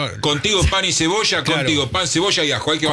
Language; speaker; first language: Spanish; native; Spanish